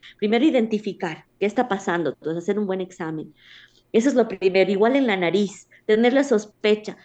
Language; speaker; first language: Spanish; native; Spanish